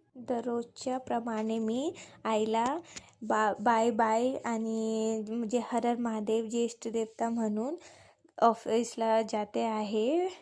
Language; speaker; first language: Marathi; non-native, learner; Hindi